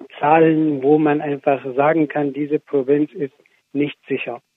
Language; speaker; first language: German; non-native, fluent; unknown